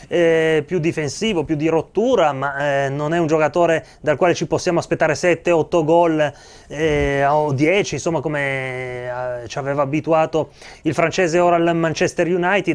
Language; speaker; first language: Italian; native; Italian